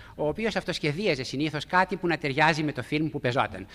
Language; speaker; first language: Greek; native; Greek